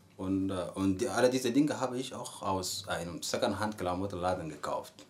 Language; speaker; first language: German; non-native, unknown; Arabic